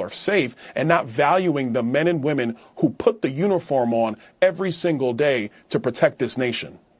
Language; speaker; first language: English; native; English